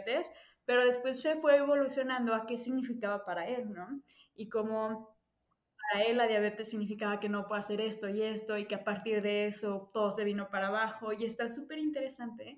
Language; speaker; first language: Spanish; native; Spanish